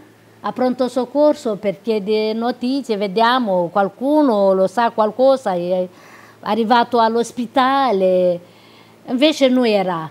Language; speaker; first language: Italian; non-native, local second language; Romanian